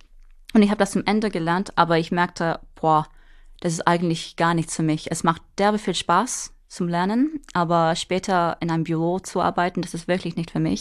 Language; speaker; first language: German; non-native, fluent; English